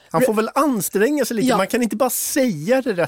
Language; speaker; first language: Swedish; native; Swedish